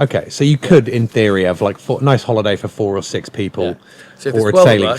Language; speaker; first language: English; native; English